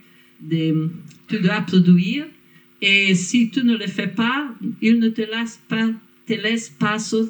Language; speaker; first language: French; non-native, fluent; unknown